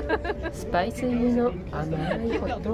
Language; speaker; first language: Japanese; native; Japanese